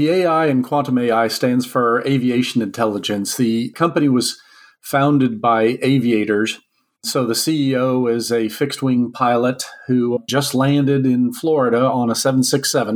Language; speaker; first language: English; native; English